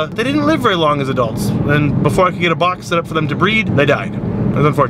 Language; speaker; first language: English; native; English